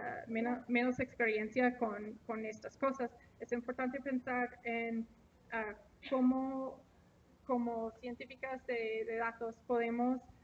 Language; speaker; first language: Spanish; non-native, fluent; English